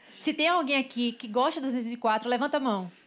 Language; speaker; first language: Portuguese; native; Portuguese